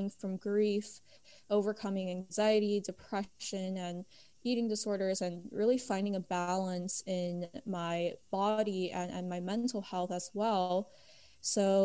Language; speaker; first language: English; early bilingual, other home language; Chinese